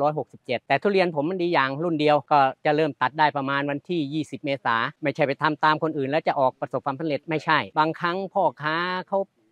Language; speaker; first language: Thai; native; Thai